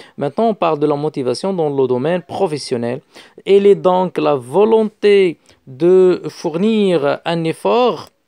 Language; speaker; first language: French; non-native, local second language; Arabic